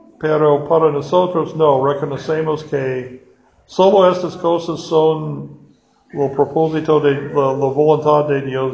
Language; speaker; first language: Spanish; non-native, fluent; English